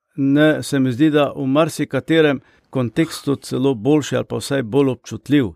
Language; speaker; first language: Slovenian; native; Slovenian